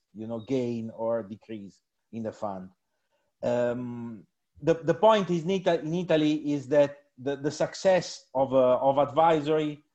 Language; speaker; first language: English; non-native, fluent; Italian